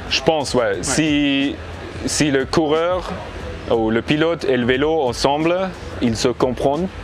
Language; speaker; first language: French; non-native, learner; English